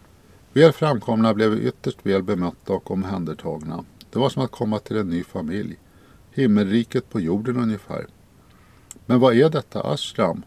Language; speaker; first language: Swedish; native; Swedish